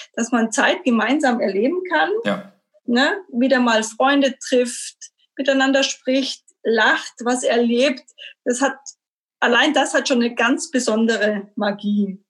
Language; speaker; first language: German; native; German